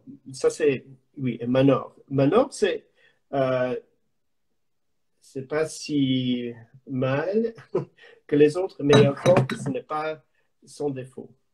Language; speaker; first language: French; non-native, learner; English